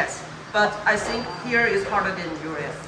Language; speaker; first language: English; non-native, learner; Chinese